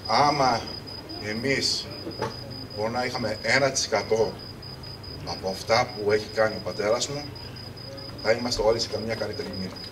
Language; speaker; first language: Greek; early bilingual, heritage; English